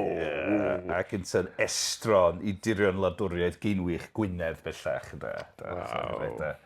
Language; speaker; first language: Welsh; native; Welsh